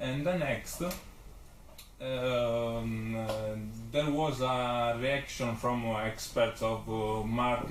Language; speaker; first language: English; non-native, learner; Italian